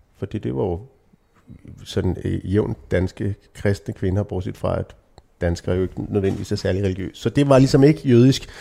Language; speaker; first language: Danish; native; Danish